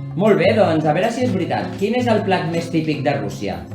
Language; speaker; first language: Catalan; native; Catalan